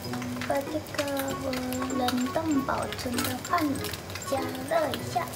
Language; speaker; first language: Chinese; non-native, fluent; Japanese